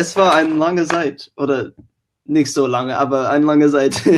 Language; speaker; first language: German; non-native, learner; English